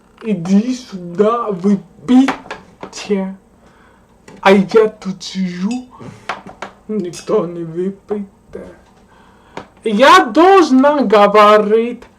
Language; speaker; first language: Russian; non-native, learner; English